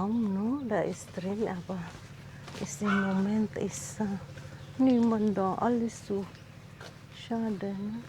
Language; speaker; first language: German; non-native, learner; Filipino